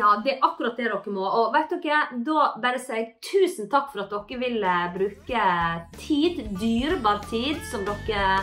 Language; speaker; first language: Norwegian; native; Norwegian